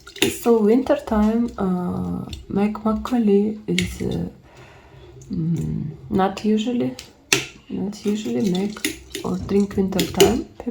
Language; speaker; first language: English; non-native, learner; Russian